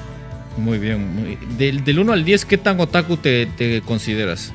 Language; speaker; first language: Spanish; native; Spanish